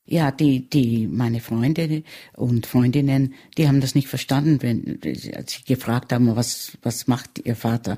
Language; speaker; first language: German; early bilingual, heritage; German